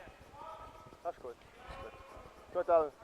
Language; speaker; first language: German; native; German